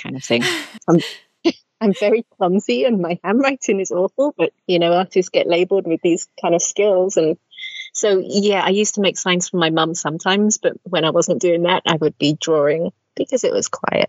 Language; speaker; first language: English; native; English